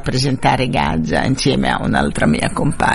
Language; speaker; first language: Italian; non-native, fluent; Arabic